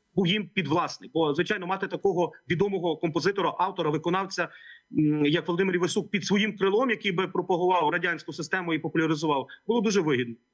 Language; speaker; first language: Ukrainian; native; Ukrainian